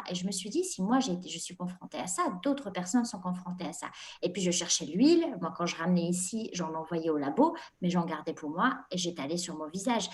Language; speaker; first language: French; non-native, local second language; Arabic